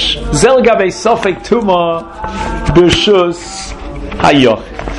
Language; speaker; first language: Hebrew; non-native, fluent; English